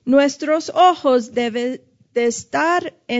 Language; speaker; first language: Spanish; non-native, fluent; English